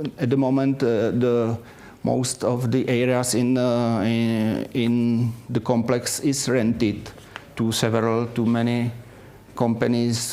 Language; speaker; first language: English; non-native, fluent; Czech